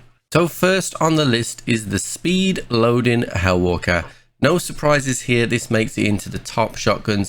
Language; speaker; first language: English; native; English